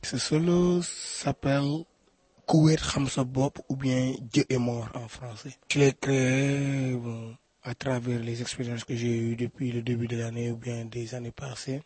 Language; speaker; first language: French; non-native, local second language; Wolof